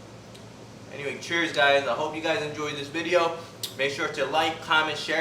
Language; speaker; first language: English; native; English